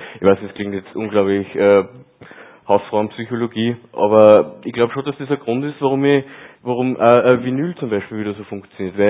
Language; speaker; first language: German; native; German